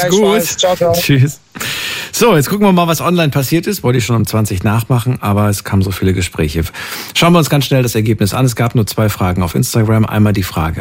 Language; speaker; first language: German; native; German